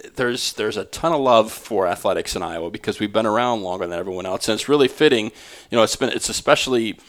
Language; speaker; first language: English; native; English